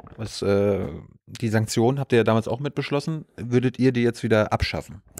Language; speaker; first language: German; native; German